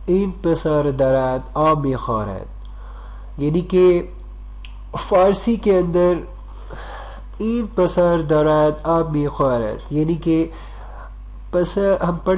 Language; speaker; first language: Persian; non-native, learner; Urdu